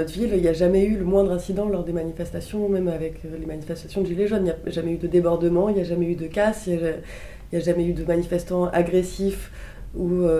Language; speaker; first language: French; native; French